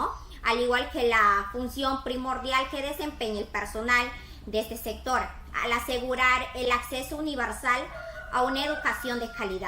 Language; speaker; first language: Spanish; native; Spanish